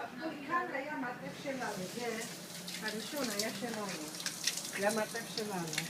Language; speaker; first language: Hebrew; non-native, fluent; Georgian